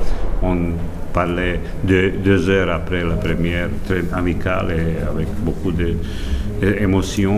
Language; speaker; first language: French; non-native, fluent; Serbian